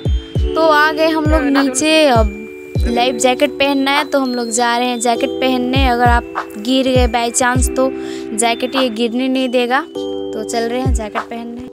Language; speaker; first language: Hindi; native; Hindi